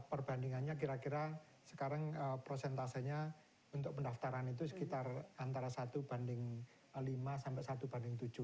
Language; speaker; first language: Indonesian; native; Indonesian